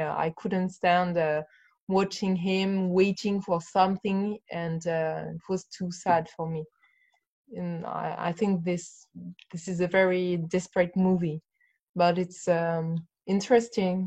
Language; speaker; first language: English; non-native, learner; French